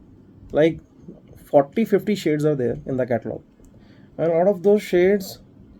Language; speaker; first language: English; non-native, local second language; Hindi